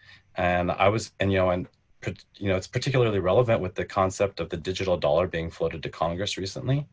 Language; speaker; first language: English; native; English